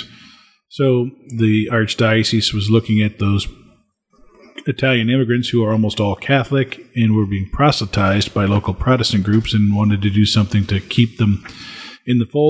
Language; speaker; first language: English; native; English